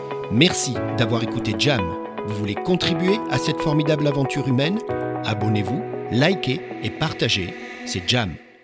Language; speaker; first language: French; native; French